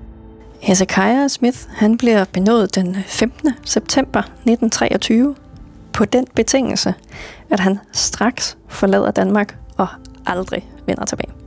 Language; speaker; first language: Danish; native; Danish